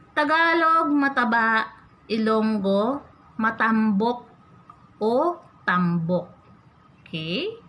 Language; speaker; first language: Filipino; non-native, local second language; Hiligaynon